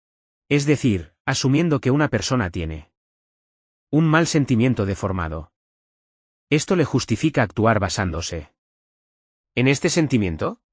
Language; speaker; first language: Spanish; non-native, fluent; Arabic